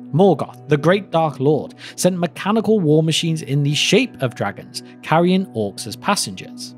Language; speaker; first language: English; native; English